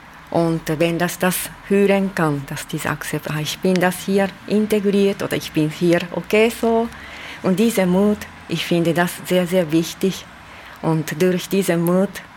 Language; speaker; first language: German; non-native, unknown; Japanese